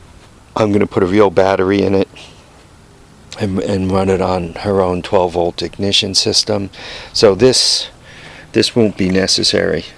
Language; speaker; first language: English; native; English